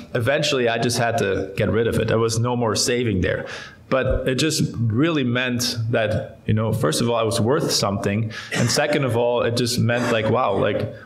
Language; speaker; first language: English; non-native, fluent; Dutch